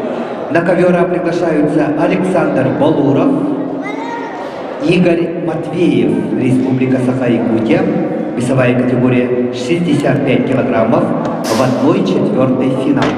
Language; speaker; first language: Russian; native; Russian